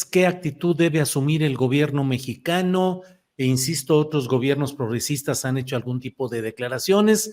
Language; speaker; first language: Spanish; native; Spanish